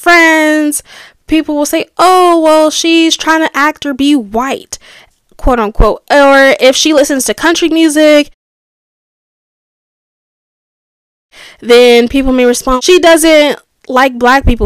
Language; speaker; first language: English; native; English